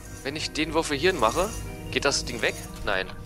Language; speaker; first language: German; native; German